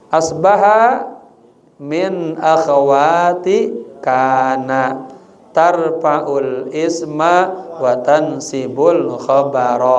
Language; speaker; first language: Arabic; non-native, fluent; Indonesian